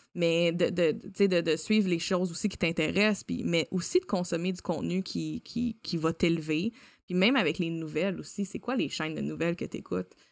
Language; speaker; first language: French; native; French